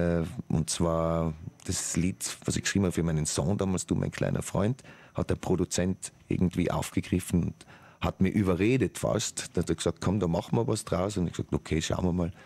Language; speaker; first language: German; native; German